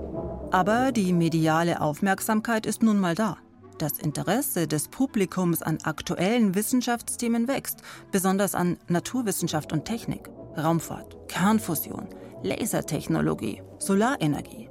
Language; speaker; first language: German; native; German